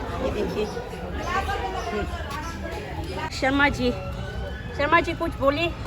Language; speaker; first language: Hindi; non-native, local second language; Tibetan